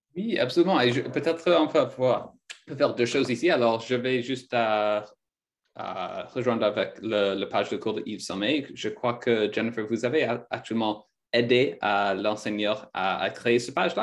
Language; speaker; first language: French; non-native, fluent; English